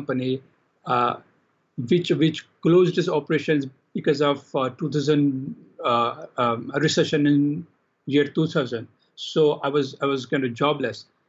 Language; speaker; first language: English; non-native, local second language; Kashmiri